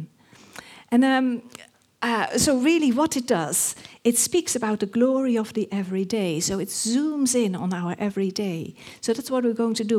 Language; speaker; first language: English; non-native, fluent; Dutch